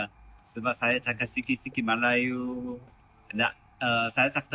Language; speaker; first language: Indonesian; non-native, learner; Korean